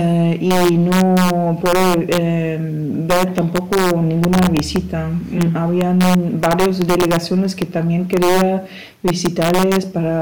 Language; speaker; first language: Spanish; non-native, fluent; German